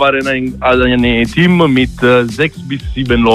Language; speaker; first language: German; non-native, learner; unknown